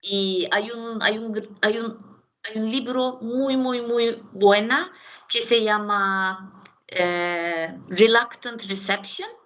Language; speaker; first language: Spanish; non-native, fluent; Turkish